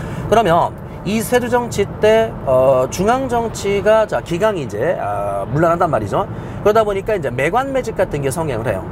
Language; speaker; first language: Korean; native; Korean